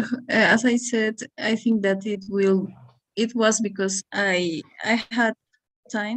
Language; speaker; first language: English; non-native, learner; Spanish